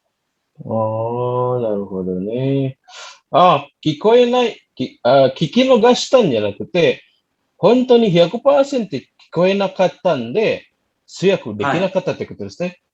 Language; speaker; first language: Japanese; non-native, fluent; Indonesian